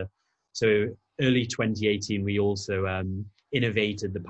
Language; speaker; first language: English; native; English